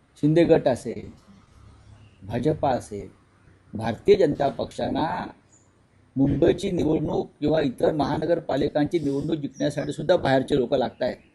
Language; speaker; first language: Marathi; native; Marathi